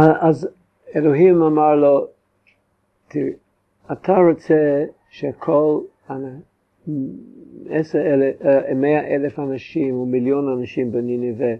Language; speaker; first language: Hebrew; non-native, fluent; English